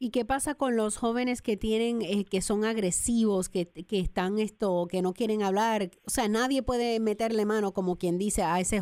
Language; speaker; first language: Spanish; native; Spanish